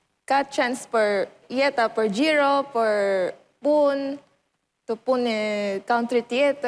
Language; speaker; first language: Albanian; non-native, learner; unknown